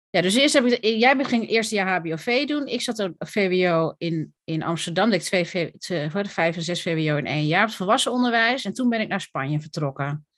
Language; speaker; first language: Dutch; native; Dutch